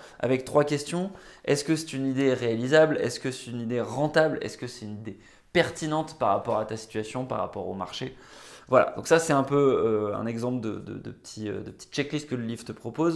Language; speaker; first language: French; native; French